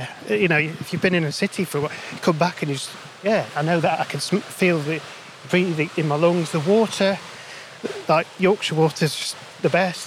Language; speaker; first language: English; native; English